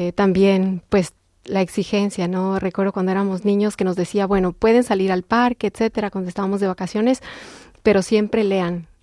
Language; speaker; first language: Spanish; native; Spanish